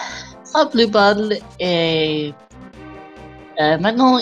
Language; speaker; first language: French; non-native, fluent; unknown